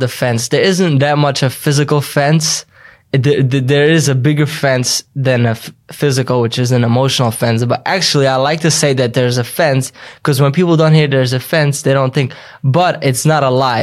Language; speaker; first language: English; early bilingual, other home language; Yiddish